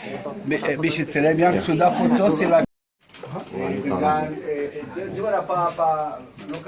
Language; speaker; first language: Indonesian; non-native, learner; Hebrew